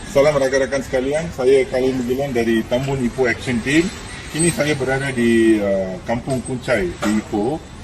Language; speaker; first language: Malay; non-native, local second language; Tamil